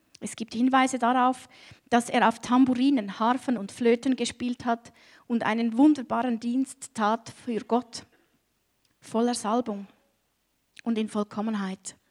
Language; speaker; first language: German; native; German